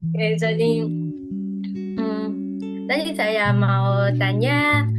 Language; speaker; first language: Indonesian; non-native, fluent; Vietnamese